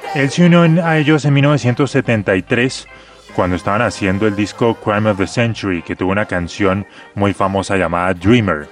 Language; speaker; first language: Spanish; native; Spanish